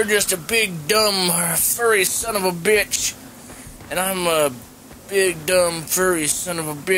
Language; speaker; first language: English; native; English